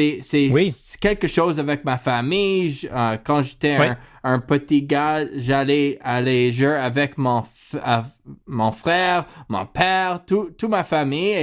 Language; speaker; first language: French; non-native, learner; English